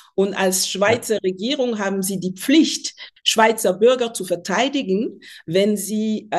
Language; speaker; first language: German; non-native, fluent; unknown